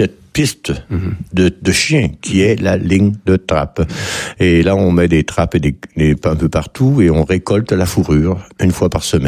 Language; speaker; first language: French; native; French